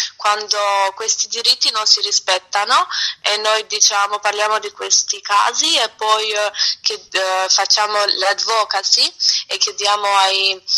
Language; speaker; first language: Italian; non-native, fluent; Albanian